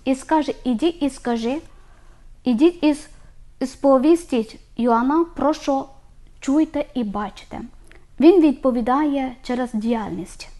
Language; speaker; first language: Ukrainian; non-native, learner; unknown